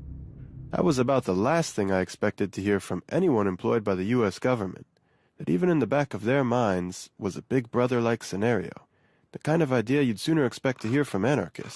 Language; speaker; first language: English; non-native, fluent; Hebrew